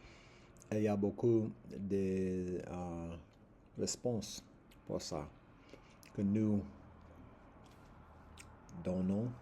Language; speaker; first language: French; non-native, learner; English